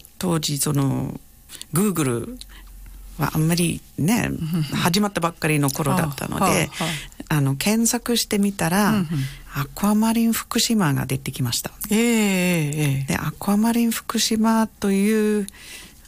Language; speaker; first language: Japanese; non-native, fluent; English